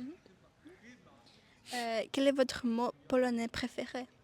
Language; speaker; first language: French; non-native, learner; Polish